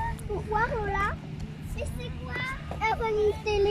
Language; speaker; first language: French; native; French